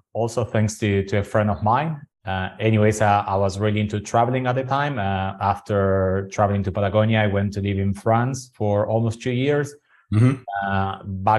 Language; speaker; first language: English; non-native, fluent; Spanish